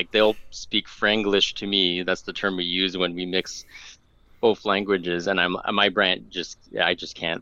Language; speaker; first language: English; non-native, fluent; French